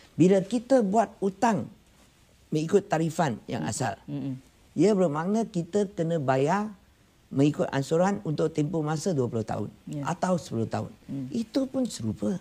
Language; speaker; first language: Malay; non-native, local second language; Chinese